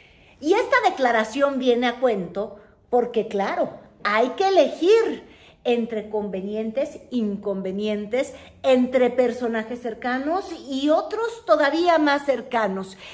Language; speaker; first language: Spanish; native; Spanish